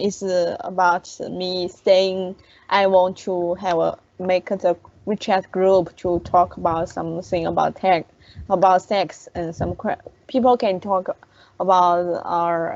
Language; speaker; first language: English; non-native, learner; Chinese